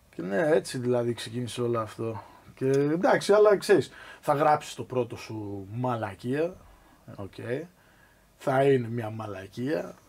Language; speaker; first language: Greek; early bilingual, other home language; English